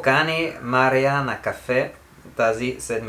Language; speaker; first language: Bulgarian; non-native, learner; English